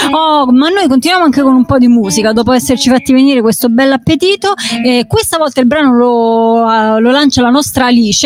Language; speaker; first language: Italian; native; Italian